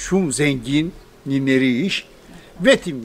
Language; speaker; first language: Albanian; early bilingual, heritage; Albanian